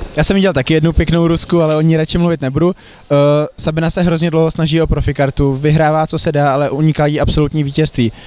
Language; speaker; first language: Czech; native; Czech